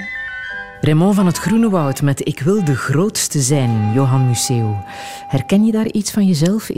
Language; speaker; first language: Dutch; native; Dutch